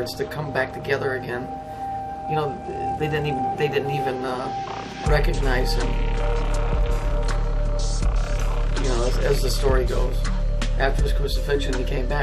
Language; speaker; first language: English; native; English